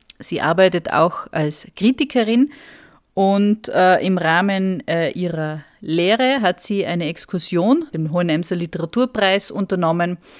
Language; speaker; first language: German; native; German